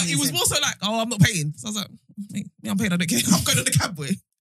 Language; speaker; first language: English; native; English